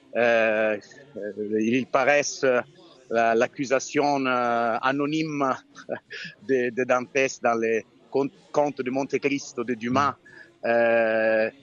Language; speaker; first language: French; non-native, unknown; Italian